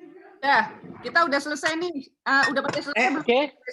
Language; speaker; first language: Indonesian; native; Indonesian